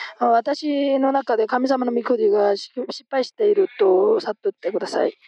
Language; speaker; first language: Japanese; non-native, fluent; Korean